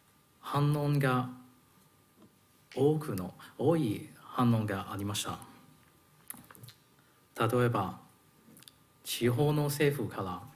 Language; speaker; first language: Japanese; non-native, learner; Cantonese